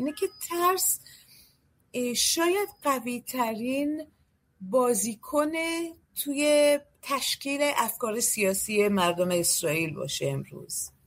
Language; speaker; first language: Persian; early bilingual, heritage; Persian